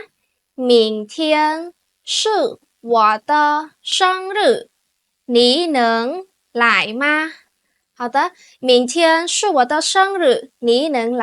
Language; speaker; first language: Chinese; non-native, fluent; Khmer